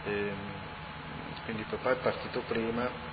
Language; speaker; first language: Italian; native; Italian